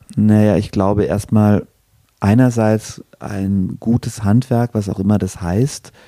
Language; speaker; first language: German; native; German